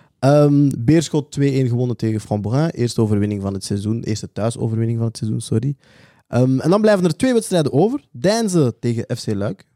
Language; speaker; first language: Dutch; native; Dutch